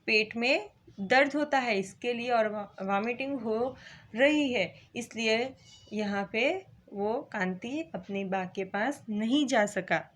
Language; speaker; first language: Hindi; non-native, local second language; Gujarati